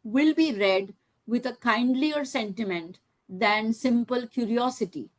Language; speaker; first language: English; non-native, local second language; Gujarati